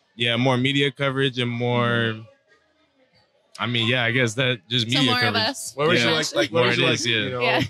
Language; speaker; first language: English; native; English